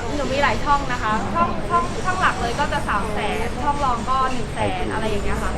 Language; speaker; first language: Thai; native; Thai